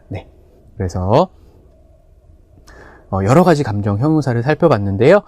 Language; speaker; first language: Korean; native; Korean